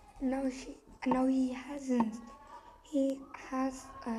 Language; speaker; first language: English; non-native, learner; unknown